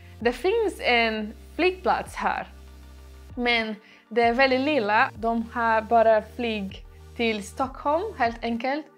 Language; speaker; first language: Swedish; non-native, learner; Portuguese